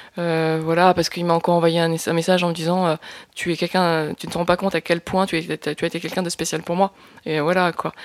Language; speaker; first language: French; early bilingual, other home language; Lao